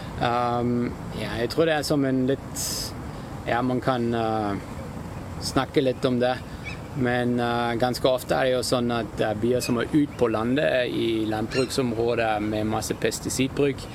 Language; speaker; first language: Norwegian; non-native, fluent; German